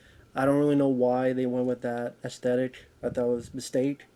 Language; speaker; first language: English; native; English